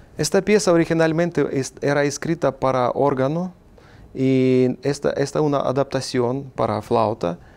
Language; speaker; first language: Spanish; non-native, fluent; Russian